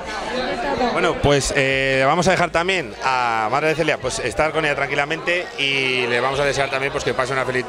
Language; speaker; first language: Spanish; native; Spanish